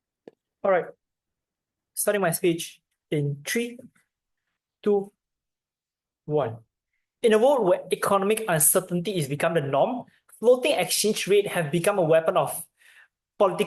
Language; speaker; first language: English; non-native, learner; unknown